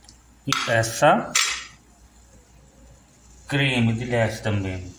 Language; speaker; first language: Portuguese; non-native, learner; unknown